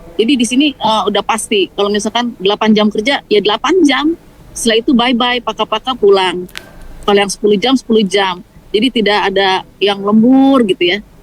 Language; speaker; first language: Indonesian; native; Indonesian